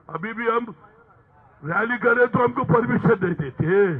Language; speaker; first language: Hindi; non-native, local second language; Telugu